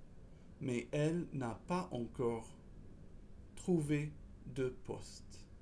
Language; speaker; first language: French; non-native, fluent; English